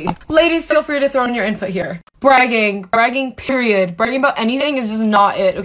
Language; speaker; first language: English; native; English